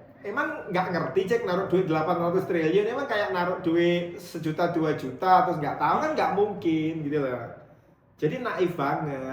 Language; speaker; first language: Indonesian; native; Indonesian